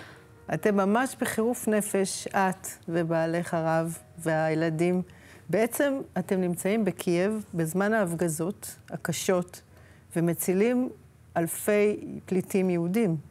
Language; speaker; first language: Hebrew; native; Hebrew